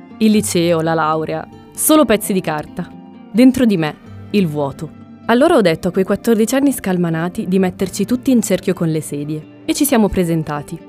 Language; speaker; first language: Italian; early bilingual, other home language; Spanish